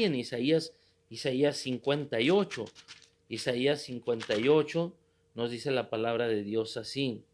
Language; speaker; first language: Spanish; native; Spanish